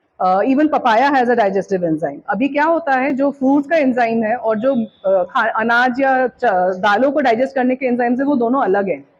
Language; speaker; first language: Hindi; non-native, local second language; Bangla